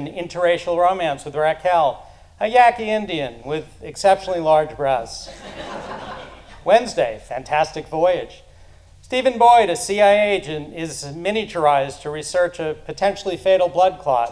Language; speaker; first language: English; native; English